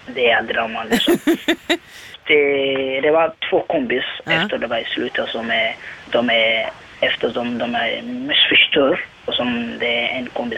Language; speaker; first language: Swedish; non-native, learner; Somali